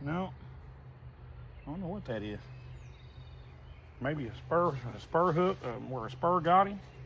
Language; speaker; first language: English; native; English